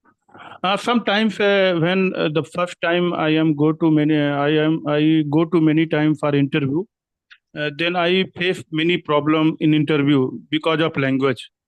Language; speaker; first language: English; non-native, learner; Hindi